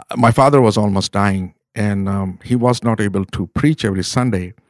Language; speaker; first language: English; non-native, local second language; Urdu